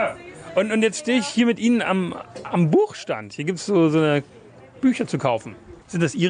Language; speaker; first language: German; native; German